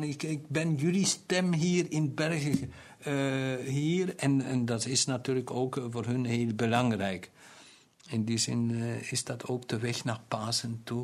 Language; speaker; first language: Dutch; non-native, local second language; German